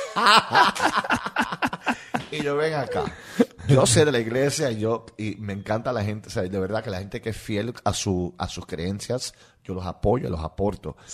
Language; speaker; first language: Spanish; non-native, local second language; English